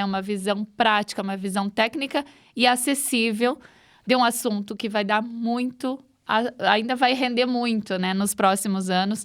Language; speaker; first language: Portuguese; native; Portuguese